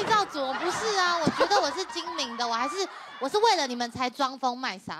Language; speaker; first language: Chinese; native; Chinese